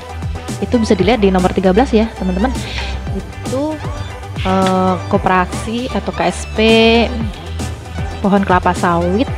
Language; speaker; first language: Indonesian; native; Indonesian